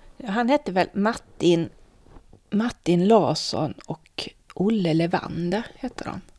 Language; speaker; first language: Swedish; native; Swedish